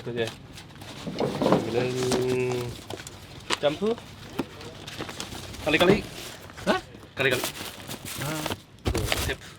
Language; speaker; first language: Korean; non-native, learner; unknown